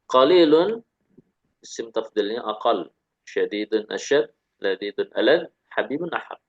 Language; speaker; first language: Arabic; non-native, fluent; Indonesian